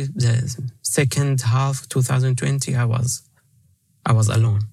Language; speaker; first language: English; non-native, fluent; Arabic